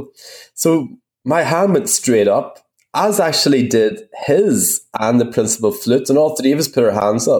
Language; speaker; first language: English; native; English